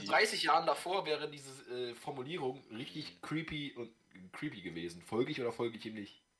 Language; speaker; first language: German; native; German